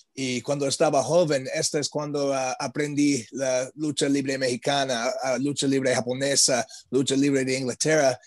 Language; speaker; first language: Spanish; non-native, learner; English